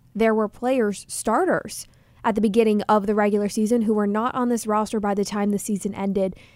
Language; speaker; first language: English; native; English